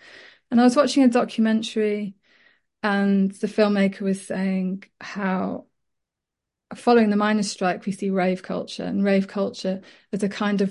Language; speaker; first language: English; native; English